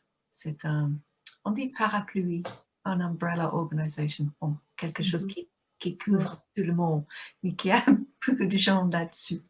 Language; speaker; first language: French; non-native, fluent; English